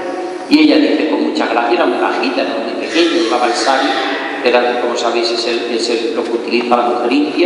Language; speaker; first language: Spanish; native; Spanish